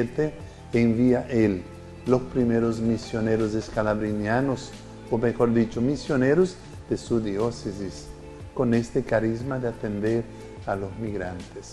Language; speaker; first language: Spanish; non-native, fluent; Portuguese